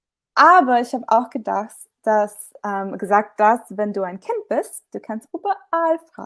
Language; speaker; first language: German; non-native, fluent; English